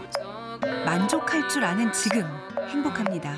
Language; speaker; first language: Korean; native; Korean